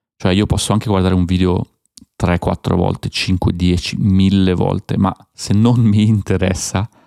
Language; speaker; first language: Italian; native; Italian